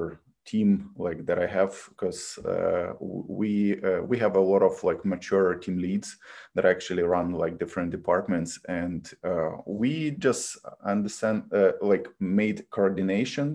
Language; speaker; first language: English; non-native, fluent; Ukrainian